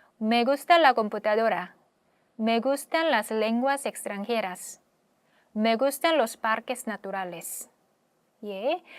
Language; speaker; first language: Spanish; non-native, fluent; Korean